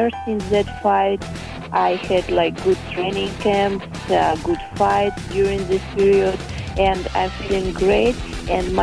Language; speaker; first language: English; non-native, fluent; Russian